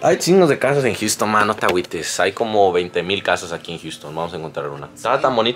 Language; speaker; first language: Spanish; early bilingual, heritage; Spanish